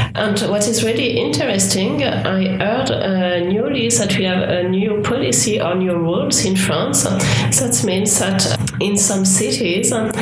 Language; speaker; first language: English; non-native, fluent; French